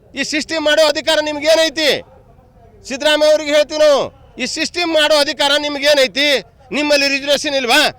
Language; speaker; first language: Kannada; non-native, local second language; Lambadi